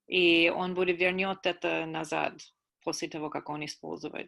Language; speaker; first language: Russian; non-native, fluent; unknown